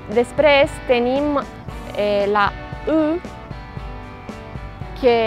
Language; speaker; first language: Catalan; non-native, fluent; Romanian